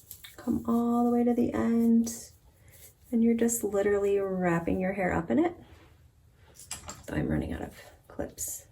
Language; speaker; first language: English; native; English